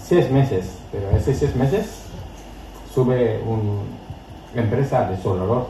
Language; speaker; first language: Spanish; non-native, learner; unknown